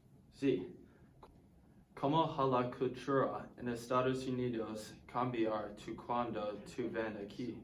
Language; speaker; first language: Spanish; non-native, learner; English